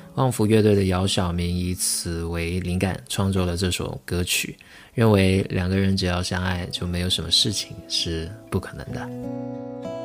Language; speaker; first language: Chinese; non-native, local second language; Min Nan Chinese